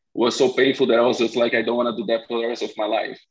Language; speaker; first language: English; non-native, fluent; Portuguese